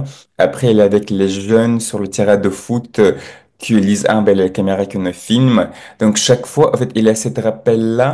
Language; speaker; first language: French; non-native, fluent; Chechen